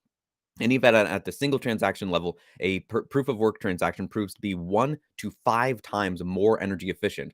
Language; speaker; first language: English; native; English